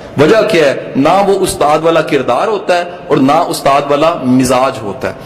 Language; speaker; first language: Urdu; non-native, local second language; Punjabi